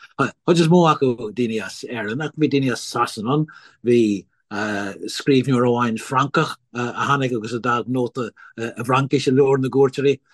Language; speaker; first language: Irish; non-native, local second language; English